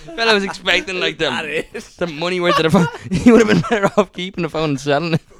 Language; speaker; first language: English; early bilingual, other home language; Italian